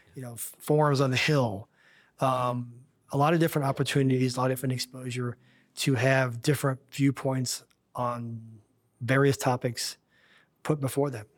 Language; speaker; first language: English; native; English